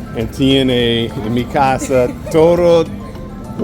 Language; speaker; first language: Spanish; non-native, learner; English